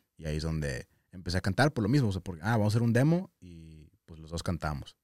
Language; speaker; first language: Spanish; early bilingual, heritage; English